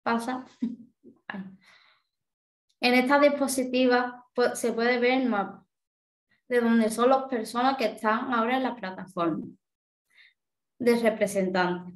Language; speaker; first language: Spanish; native; Spanish